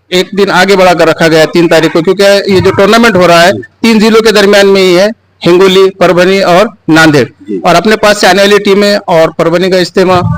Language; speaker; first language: Hindi; non-native, local second language; Urdu